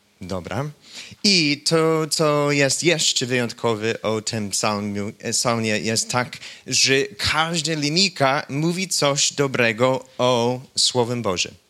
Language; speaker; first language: Polish; non-native, fluent; English